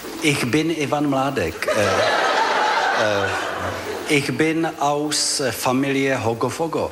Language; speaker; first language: German; non-native, learner; Czech